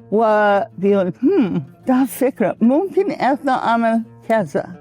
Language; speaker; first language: Egyptian Arabic; non-native, learner; English